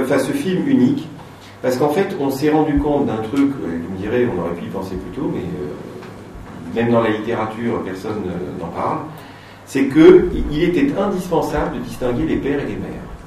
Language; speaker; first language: French; native; French